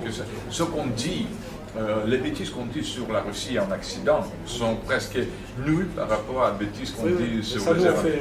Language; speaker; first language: French; non-native, fluent; Russian